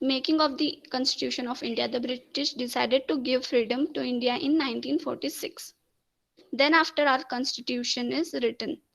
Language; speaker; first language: English; non-native, local second language; Marathi